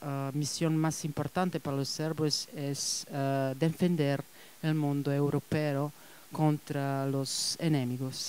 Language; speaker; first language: Spanish; non-native, fluent; Serbian